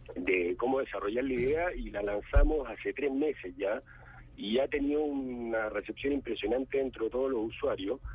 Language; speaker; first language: Spanish; native; Spanish